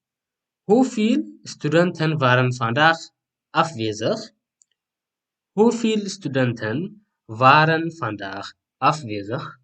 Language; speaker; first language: Dutch; non-native, fluent; Tigrinya